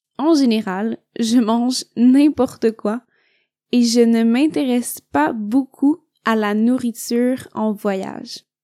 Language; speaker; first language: French; native; French